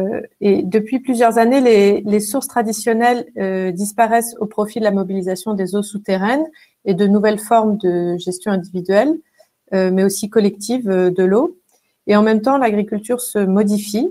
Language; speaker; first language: French; native; French